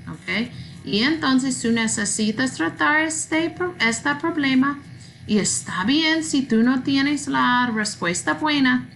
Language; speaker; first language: Spanish; non-native, learner; English